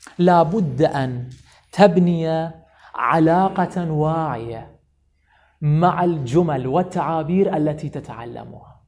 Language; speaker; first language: Arabic; non-native, fluent; Persian